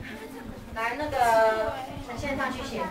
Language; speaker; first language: Chinese; native; Chinese